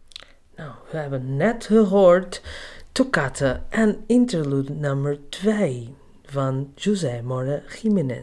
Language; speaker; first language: Dutch; non-native, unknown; Portuguese